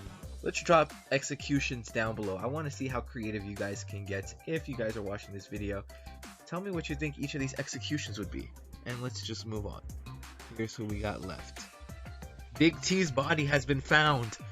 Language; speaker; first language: English; native; English